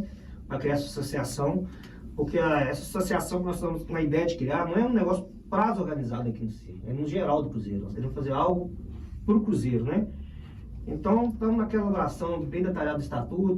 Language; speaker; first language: Portuguese; native; Portuguese